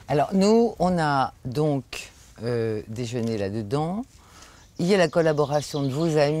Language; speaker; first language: French; native; French